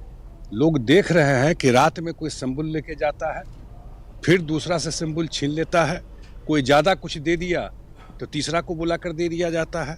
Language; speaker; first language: Hindi; native; Hindi